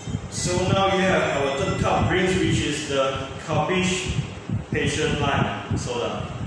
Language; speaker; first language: English; non-native, local second language; Chinese